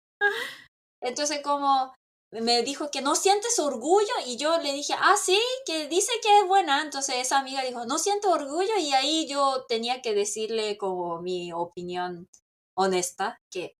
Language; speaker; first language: Spanish; non-native, local second language; Korean